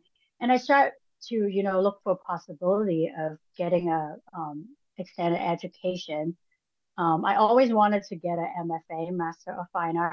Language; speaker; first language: English; non-native, local second language; Cantonese